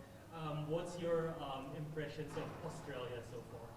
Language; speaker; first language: English; non-native, learner; Chinese